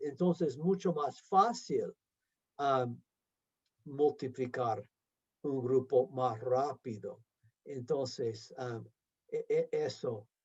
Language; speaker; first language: Spanish; non-native, fluent; English